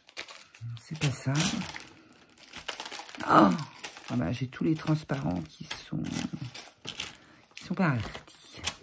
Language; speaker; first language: French; native; French